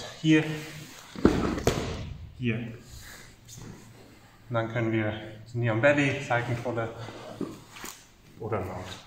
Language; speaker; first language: German; non-native, fluent; English